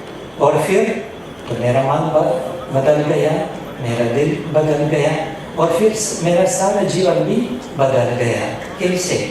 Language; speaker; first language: Hindi; non-native, fluent; Russian